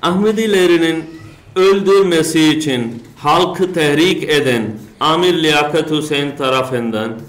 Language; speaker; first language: Turkish; non-native, learner; Urdu